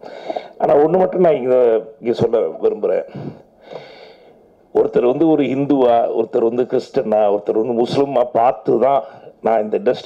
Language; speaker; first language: Tamil; native; Tamil